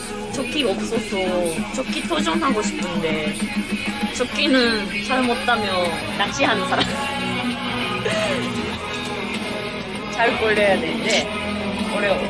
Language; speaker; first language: Korean; non-native, fluent; Japanese